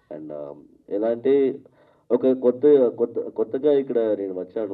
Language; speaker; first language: Telugu; non-native, learner; Tamil